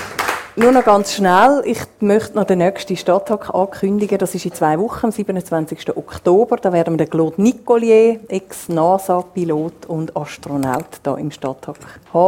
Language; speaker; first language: German; native; German